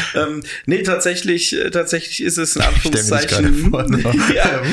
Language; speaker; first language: German; native; German